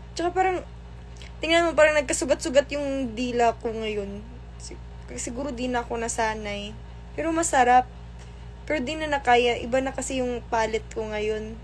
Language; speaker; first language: Filipino; non-native, local second language; Cebuano